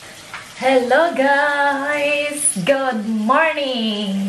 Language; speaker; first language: English; non-native, local second language; Filipino